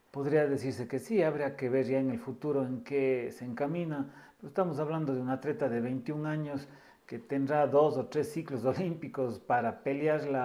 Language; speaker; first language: Spanish; native; Spanish